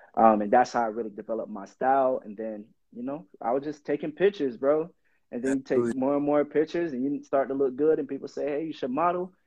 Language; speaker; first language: English; native; English